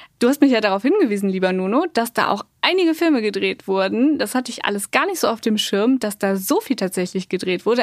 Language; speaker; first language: German; native; German